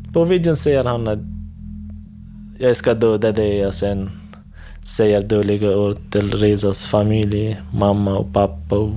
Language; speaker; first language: Swedish; non-native, learner; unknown